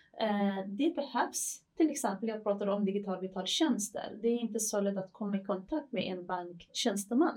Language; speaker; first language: Swedish; non-native, fluent; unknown